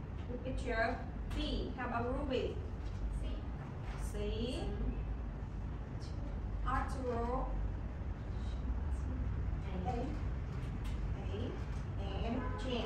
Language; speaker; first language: English; non-native, learner; Vietnamese